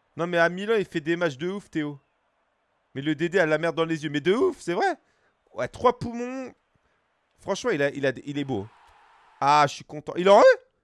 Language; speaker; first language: French; native; French